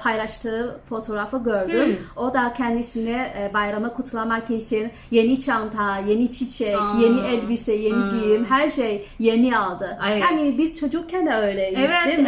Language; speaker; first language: Turkish; non-native, fluent; Chinese